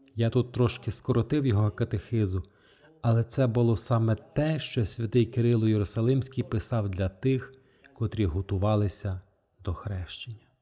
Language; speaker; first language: Ukrainian; non-native, fluent; French